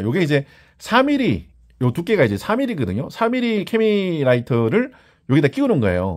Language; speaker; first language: Korean; native; Korean